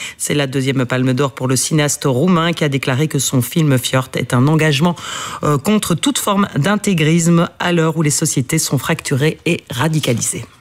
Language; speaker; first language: French; native; French